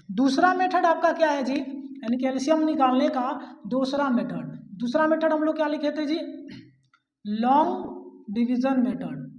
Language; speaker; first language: Hindi; native; Hindi